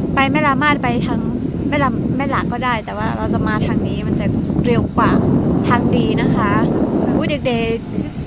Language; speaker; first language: Thai; non-native, local second language; S'gaw Karen